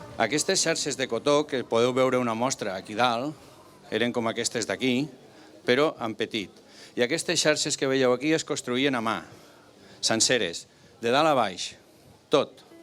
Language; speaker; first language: Catalan; native; Catalan